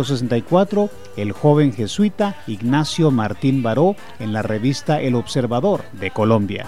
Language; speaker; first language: Spanish; native; Spanish